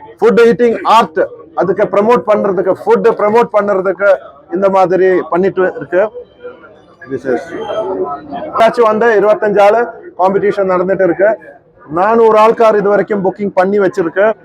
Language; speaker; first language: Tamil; non-native, learner; Malayalam